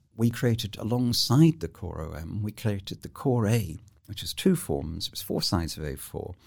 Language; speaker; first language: English; native; English